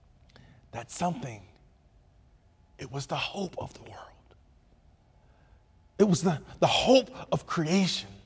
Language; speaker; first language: English; native; English